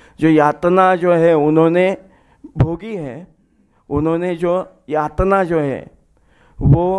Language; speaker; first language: Hindi; non-native, local second language; Marathi